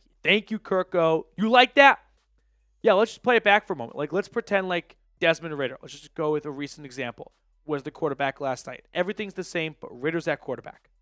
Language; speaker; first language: English; native; English